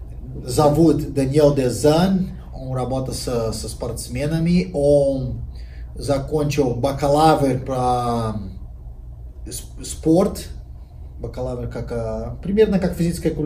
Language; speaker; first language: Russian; non-native, learner; Portuguese